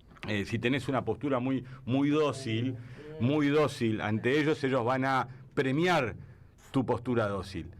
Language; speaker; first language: Spanish; native; Spanish